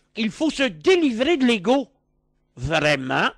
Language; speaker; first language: French; native; French